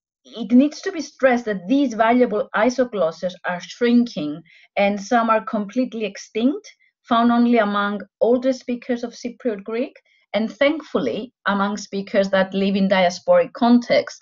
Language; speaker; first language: English; non-native, fluent; Greek